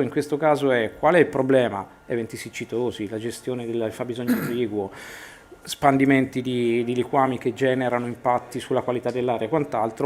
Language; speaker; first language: Italian; native; Italian